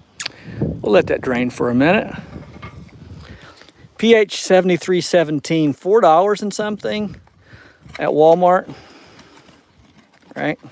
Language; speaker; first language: English; native; English